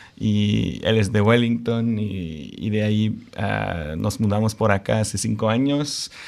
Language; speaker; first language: Spanish; non-native, fluent; French